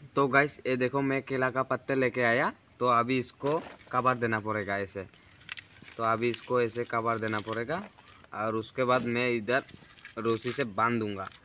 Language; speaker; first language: Hindi; non-native, local second language; Assamese